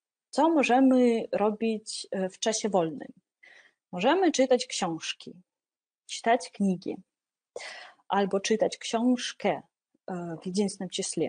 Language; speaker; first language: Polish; non-native, fluent; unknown